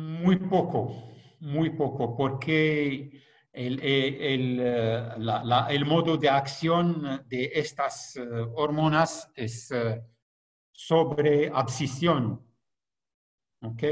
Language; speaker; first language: Spanish; non-native, fluent; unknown